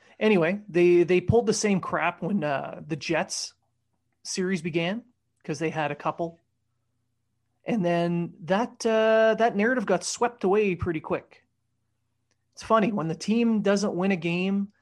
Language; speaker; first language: English; native; English